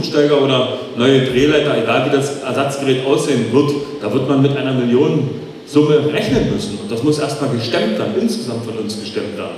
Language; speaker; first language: German; native; German